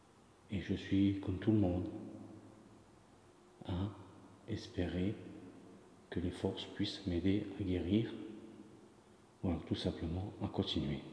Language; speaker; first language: French; native; French